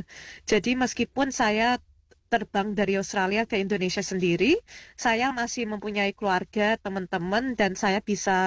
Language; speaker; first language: Indonesian; early bilingual, heritage; Indonesian